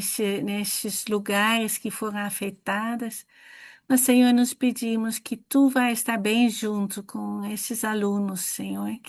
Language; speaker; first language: Portuguese; non-native, fluent; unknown